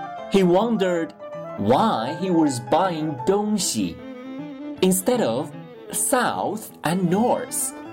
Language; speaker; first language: English; non-native, fluent; Chinese